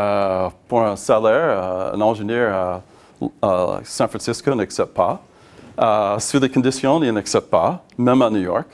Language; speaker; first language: French; non-native, learner; English